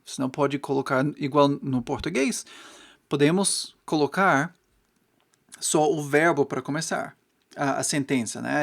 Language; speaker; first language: Portuguese; non-native, fluent; English